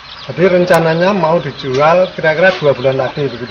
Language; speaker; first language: Indonesian; native; Indonesian